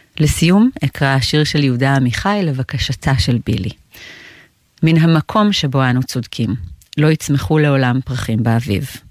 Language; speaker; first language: Hebrew; native; Hebrew